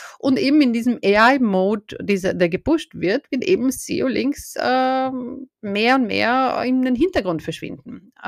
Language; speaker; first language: German; native; German